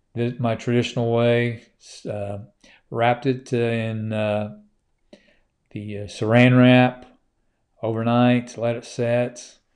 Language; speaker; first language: English; native; English